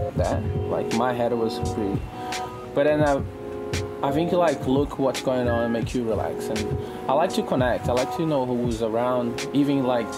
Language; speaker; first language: English; non-native, fluent; Portuguese